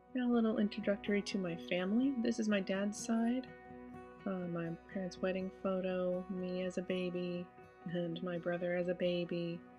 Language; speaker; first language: English; native; English